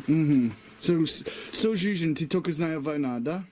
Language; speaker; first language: Russian; non-native, learner; English